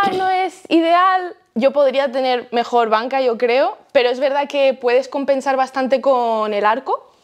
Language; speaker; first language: Spanish; early bilingual, heritage; Spanish